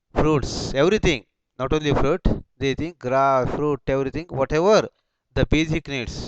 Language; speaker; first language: English; non-native, local second language; Kannada